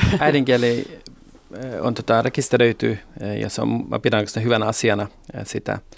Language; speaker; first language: Finnish; non-native, fluent; Kurdish